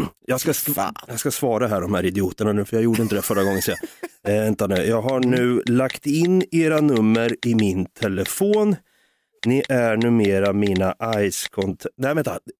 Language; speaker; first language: Swedish; native; Swedish